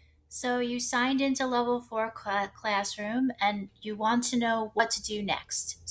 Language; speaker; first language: English; native; English